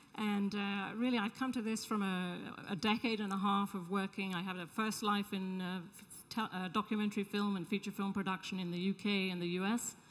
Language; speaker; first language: English; native; English